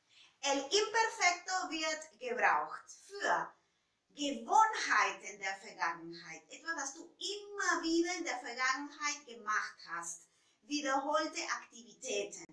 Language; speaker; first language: German; non-native, fluent; Spanish